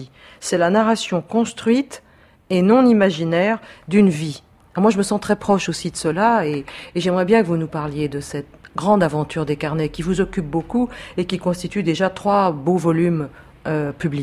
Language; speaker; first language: French; native; French